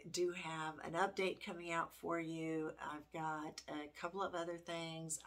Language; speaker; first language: English; native; English